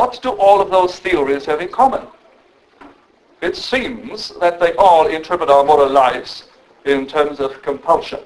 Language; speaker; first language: English; non-native, fluent; Romanian